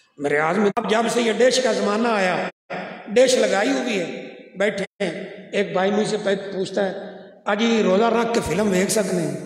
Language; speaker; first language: Urdu; non-native, local second language; Punjabi